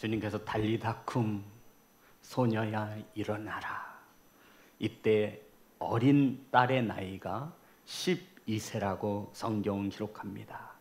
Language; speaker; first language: Korean; native; Korean